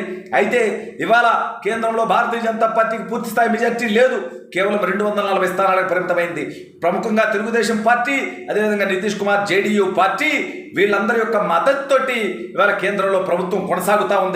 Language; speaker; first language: Telugu; native; Telugu